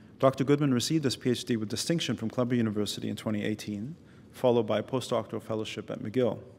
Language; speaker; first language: English; native; English